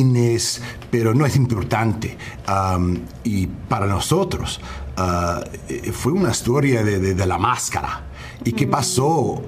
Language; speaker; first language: Spanish; non-native, learner; English